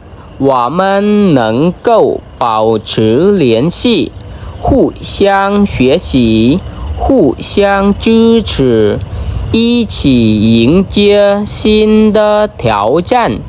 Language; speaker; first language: Chinese; non-native, fluent; Khmer